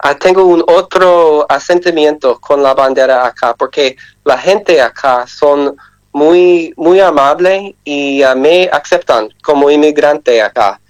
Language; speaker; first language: Spanish; non-native, learner; English